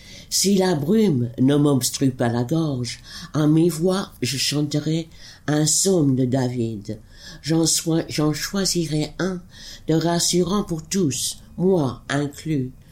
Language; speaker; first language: French; non-native, fluent; English